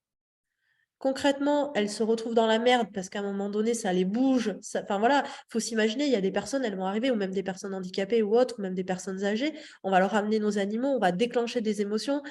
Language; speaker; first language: French; native; French